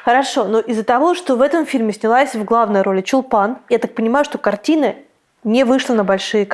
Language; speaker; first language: Russian; native; Russian